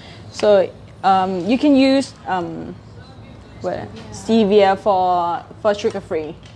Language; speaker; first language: English; non-native, learner; Thai